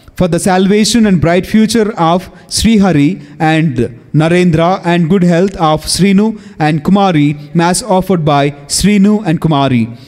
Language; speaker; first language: English; non-native, local second language; Telugu